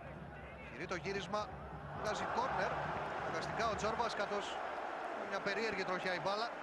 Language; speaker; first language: Greek; native; Greek